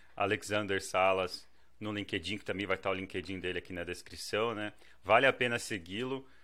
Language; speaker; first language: Portuguese; native; Portuguese